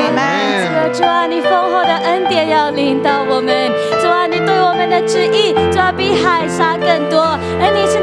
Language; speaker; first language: Chinese; native; Chinese